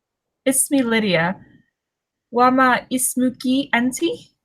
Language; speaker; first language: Arabic; non-native, learner; English